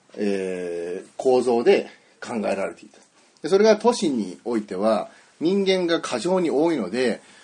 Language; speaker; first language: Japanese; native; Japanese